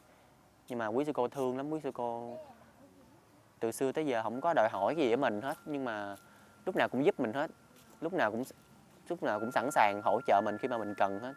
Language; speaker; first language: Vietnamese; native; Vietnamese